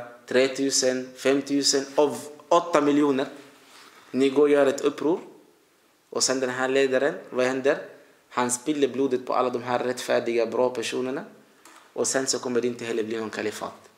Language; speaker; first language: Swedish; early bilingual, other home language; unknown